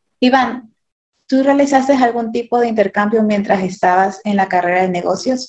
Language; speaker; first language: Spanish; native; Spanish